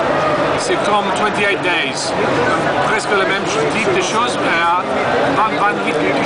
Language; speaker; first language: French; non-native, learner; English